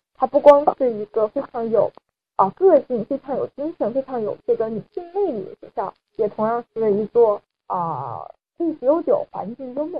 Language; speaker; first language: Chinese; native; Chinese